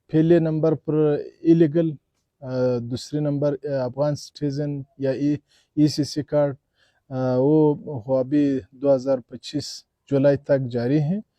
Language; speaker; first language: Hindi; non-native, fluent; Pashto